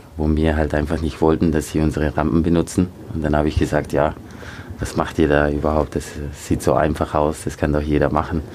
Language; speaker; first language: German; early bilingual, other home language; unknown